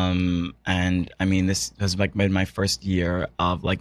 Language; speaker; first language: English; native; English